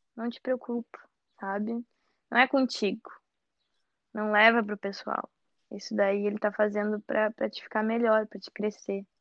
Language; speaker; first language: Portuguese; native; Portuguese